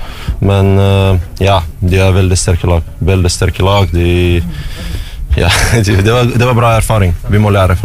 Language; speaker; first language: Norwegian; non-native, fluent; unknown